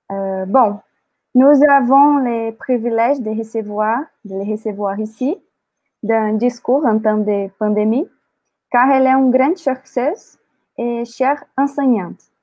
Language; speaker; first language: French; non-native, learner; Portuguese